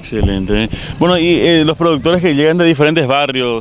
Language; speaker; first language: Spanish; native; Spanish